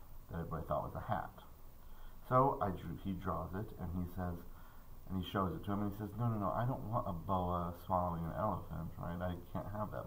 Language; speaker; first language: English; native; English